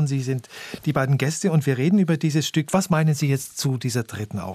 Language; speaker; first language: German; native; German